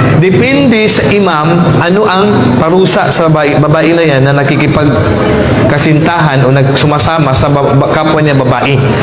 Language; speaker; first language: Filipino; non-native, local second language; Maranao